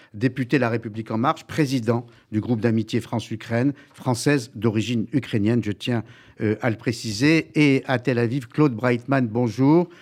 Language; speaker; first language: French; native; French